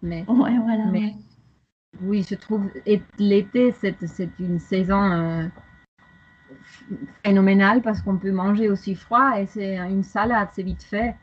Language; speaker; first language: French; non-native, fluent; German